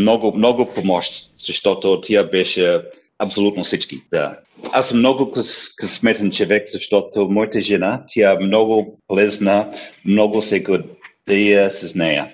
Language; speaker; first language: Bulgarian; non-native, learner; English